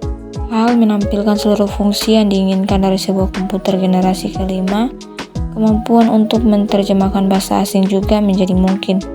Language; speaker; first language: Indonesian; native; Indonesian